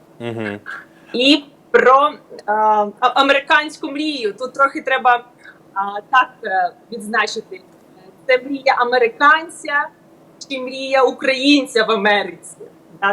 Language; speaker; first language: Ukrainian; native; Ukrainian